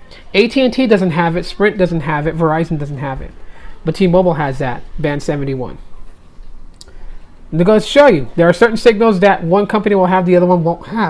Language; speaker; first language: English; native; English